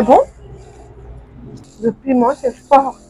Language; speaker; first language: French; non-native, local second language; Malagasy